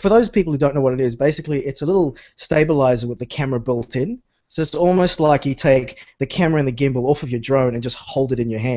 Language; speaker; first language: English; native; English